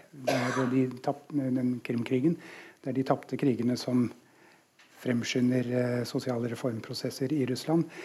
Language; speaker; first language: Norwegian; non-native, fluent; English